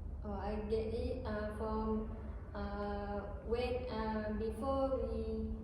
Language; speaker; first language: English; non-native, learner; Malay